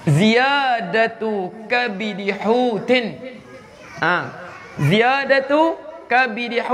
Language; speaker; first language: Arabic; non-native, fluent; Malay